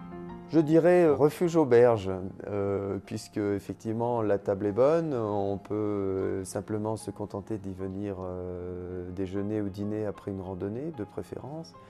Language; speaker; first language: French; native; French